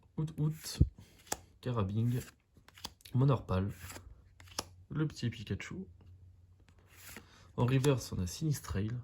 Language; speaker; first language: French; native; French